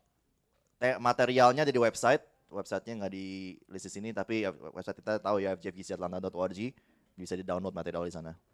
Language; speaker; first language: Indonesian; native; Indonesian